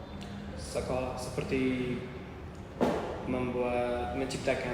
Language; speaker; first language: Indonesian; non-native, learner; Uzbek